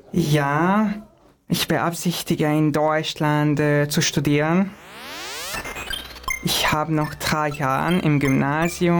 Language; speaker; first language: German; non-native, fluent; Hungarian